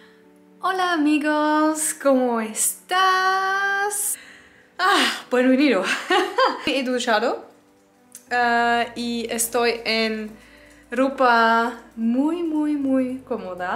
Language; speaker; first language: Spanish; non-native, learner; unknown